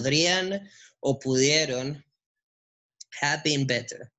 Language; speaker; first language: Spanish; native; Spanish